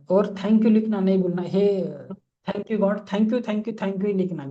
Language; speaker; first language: Hindi; non-native, local second language; Marathi